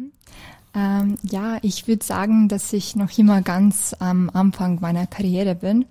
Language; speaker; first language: German; non-native, fluent; Serbian